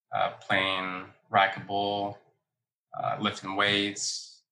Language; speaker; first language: English; early bilingual, other home language; Spanish